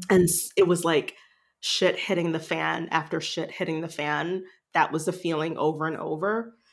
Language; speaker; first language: English; early bilingual, other home language; Haitian Creole